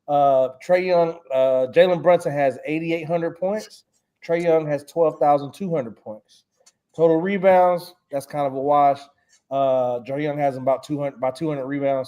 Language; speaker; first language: English; native; English